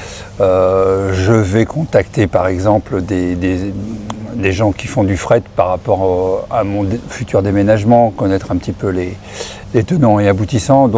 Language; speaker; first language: French; native; French